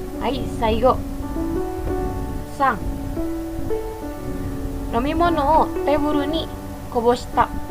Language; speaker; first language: Japanese; non-native, learner; Indonesian